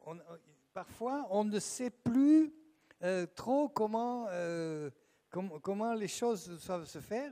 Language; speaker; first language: French; native; French